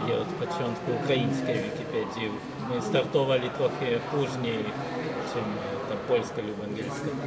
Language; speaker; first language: Polish; non-native, learner; Ukrainian